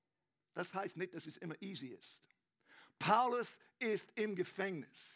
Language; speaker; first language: German; non-native, learner; English